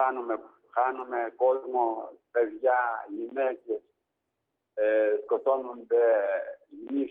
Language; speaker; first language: Greek; non-native, learner; Ukrainian